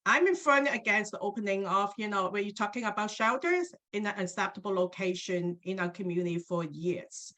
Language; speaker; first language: English; non-native, local second language; Cantonese